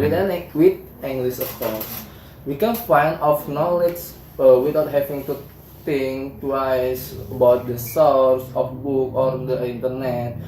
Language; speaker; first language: English; non-native, learner; Indonesian